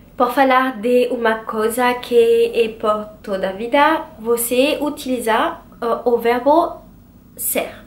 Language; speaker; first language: Portuguese; non-native, learner; French